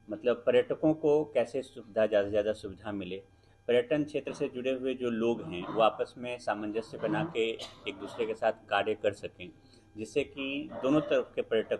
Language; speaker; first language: Hindi; native; Hindi